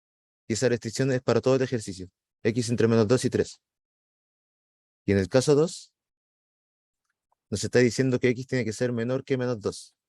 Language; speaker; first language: Spanish; native; Spanish